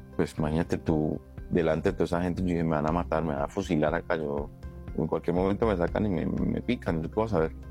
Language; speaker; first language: Spanish; native; Spanish